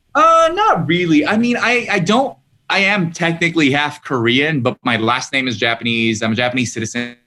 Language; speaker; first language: English; native; English